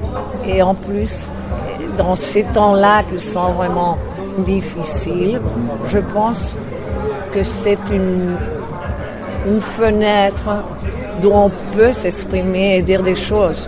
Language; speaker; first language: French; non-native, fluent; Spanish